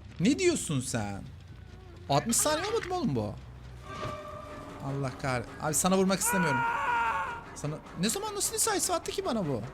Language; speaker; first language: Turkish; native; Turkish